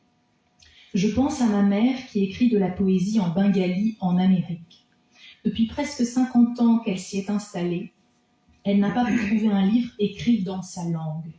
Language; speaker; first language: French; native; French